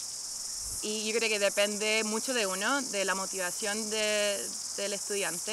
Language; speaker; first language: Spanish; non-native, fluent; English